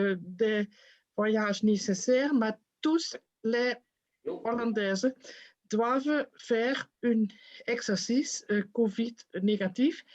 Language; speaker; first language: French; non-native, fluent; Dutch